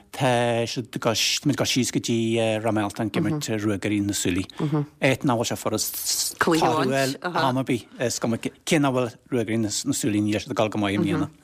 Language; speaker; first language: Irish; native; Irish